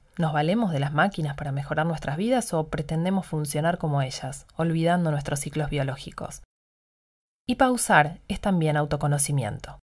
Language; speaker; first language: Spanish; native; Spanish